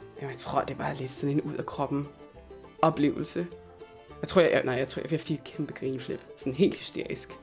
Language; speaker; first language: Danish; native; Danish